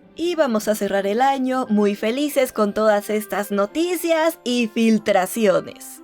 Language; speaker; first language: Spanish; native; Spanish